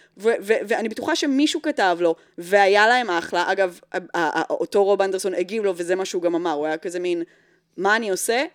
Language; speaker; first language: Hebrew; early bilingual, other home language; English